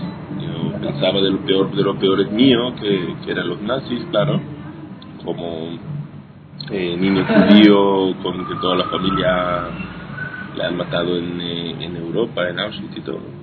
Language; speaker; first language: Spanish; non-native, fluent; Hebrew